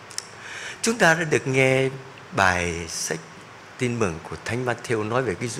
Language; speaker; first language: Vietnamese; native; Vietnamese